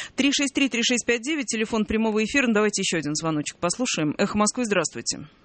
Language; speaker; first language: Russian; native; Russian